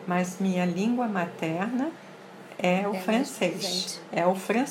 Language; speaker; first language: Portuguese; early bilingual, other home language; French